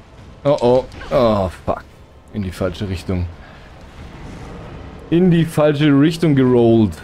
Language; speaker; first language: German; native; German